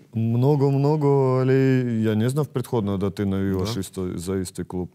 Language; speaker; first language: Macedonian; non-native, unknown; Russian